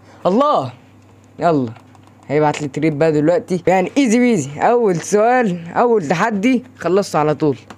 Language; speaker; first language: Arabic; native; Arabic